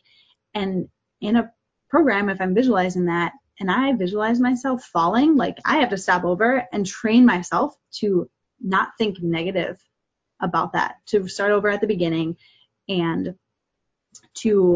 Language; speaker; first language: English; native; English